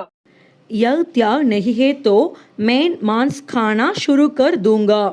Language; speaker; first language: Hindi; non-native, local second language; Tamil